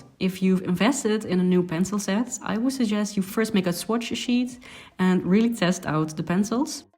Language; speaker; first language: English; non-native, fluent; Dutch